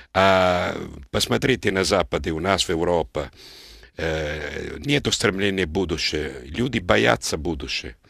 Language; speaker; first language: Russian; non-native, fluent; Italian